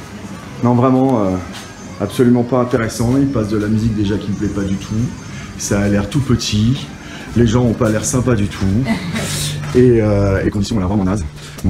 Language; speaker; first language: French; native; French